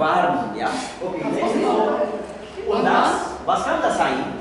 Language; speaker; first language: German; non-native, learner; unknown